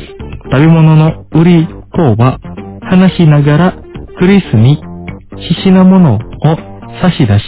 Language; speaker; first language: Japanese; non-native, fluent; Indonesian